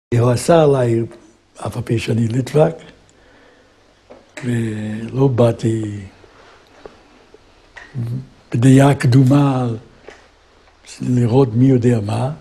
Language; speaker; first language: Hebrew; non-native, fluent; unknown